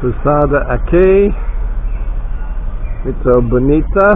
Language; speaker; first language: Portuguese; non-native, learner; English